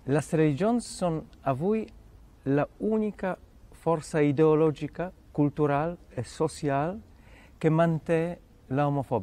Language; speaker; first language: Catalan; non-native, fluent; Polish